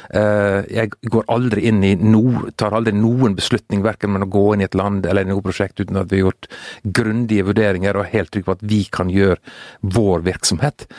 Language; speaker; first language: Norwegian; native; Norwegian